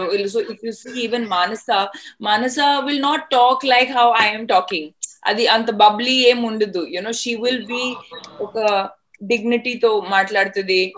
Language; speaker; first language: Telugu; non-native, fluent; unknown